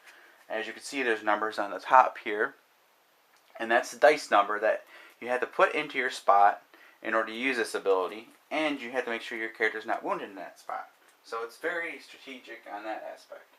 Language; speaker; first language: English; native; English